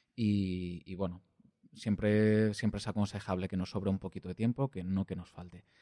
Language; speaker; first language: Spanish; non-native, local second language; Catalan